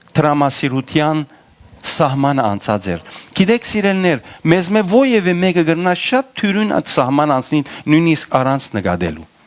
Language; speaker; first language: Armenian; early bilingual, heritage; Armenian